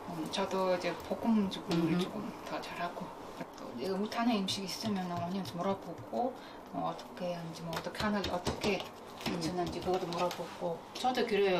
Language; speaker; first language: Korean; non-native, fluent; Mongolian